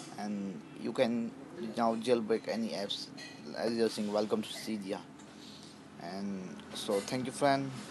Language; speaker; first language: English; non-native, local second language; Hindi